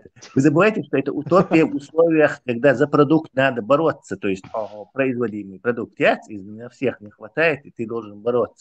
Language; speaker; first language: Russian; non-native, local second language; Chechen